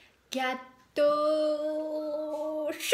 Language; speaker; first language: French; non-native, learner; Japanese